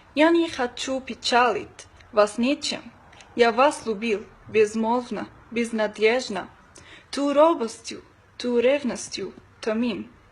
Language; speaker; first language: Russian; non-native, learner; Arabic